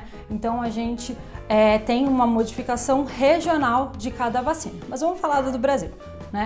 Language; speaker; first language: Portuguese; native; Portuguese